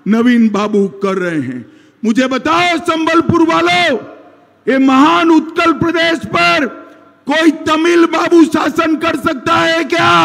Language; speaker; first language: Hindi; non-native, local second language; Gujarati